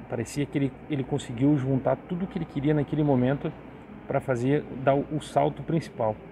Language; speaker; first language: Portuguese; native; Portuguese